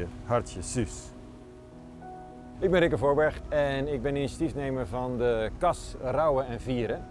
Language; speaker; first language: Dutch; native; Dutch